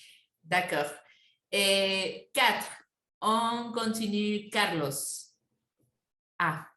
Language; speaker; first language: French; non-native, fluent; Spanish